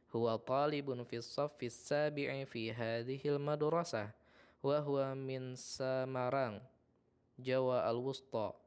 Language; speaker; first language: Arabic; non-native, fluent; Indonesian